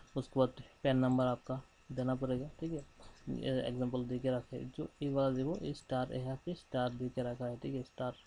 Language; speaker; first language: Hindi; non-native, local second language; Bangla